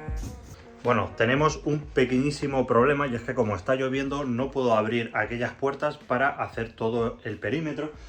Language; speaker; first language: Spanish; native; Spanish